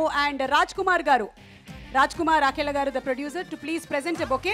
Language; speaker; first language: Telugu; native; Telugu